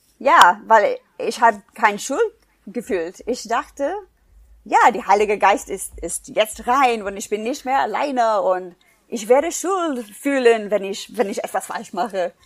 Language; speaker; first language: German; non-native, fluent; English